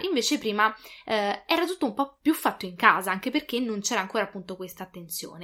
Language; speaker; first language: Italian; native; Italian